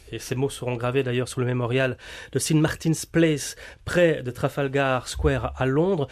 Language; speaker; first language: French; native; French